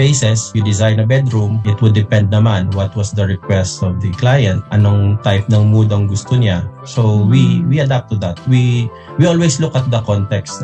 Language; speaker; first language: English; non-native, local second language; Hiligaynon